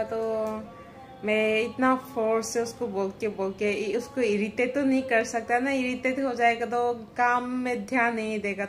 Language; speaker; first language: Hindi; non-native, local second language; Bangla